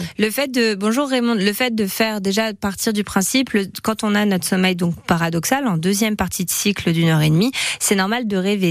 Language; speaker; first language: French; native; French